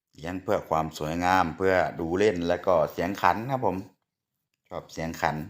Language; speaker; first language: Thai; native; Thai